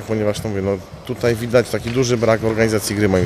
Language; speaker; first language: Polish; native; Polish